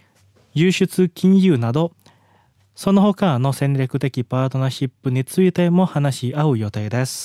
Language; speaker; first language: Japanese; non-native, fluent; Indonesian